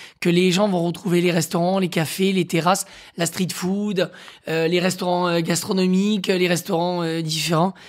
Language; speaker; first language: French; native; French